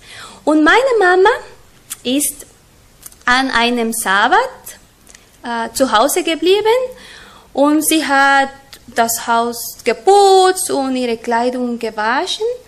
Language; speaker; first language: German; non-native, learner; Spanish